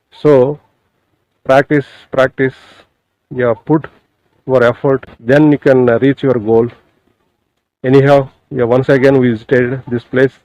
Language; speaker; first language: English; non-native, learner; Telugu